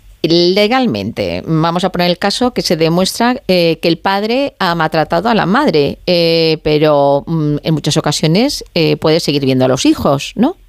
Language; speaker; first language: Spanish; native; Spanish